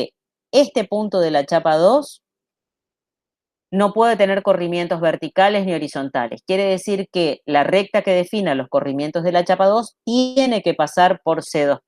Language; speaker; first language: Spanish; native; Spanish